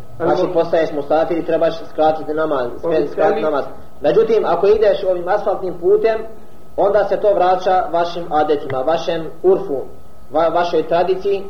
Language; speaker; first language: Bosnian; non-native, fluent; Arabic